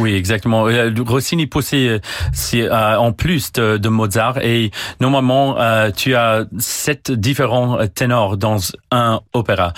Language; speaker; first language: French; non-native, learner; English